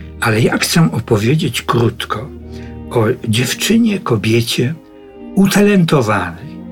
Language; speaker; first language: Polish; native; Polish